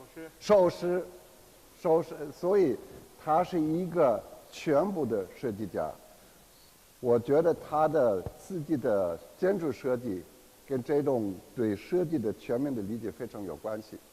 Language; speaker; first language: Chinese; non-native, fluent; German